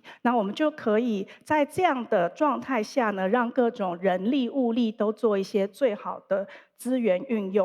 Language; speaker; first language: Chinese; native; Chinese